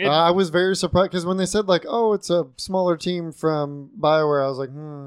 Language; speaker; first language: English; native; English